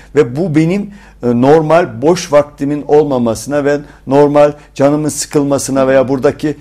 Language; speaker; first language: Turkish; native; Turkish